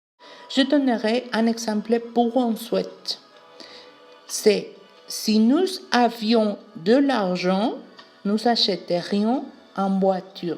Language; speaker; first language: French; non-native, learner; Spanish